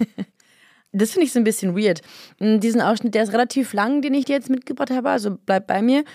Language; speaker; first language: German; native; German